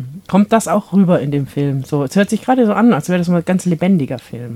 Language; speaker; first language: German; native; German